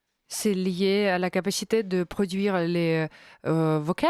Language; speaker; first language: French; non-native, fluent; Russian